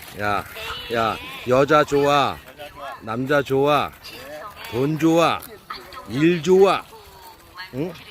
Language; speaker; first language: Korean; non-native, learner; Thai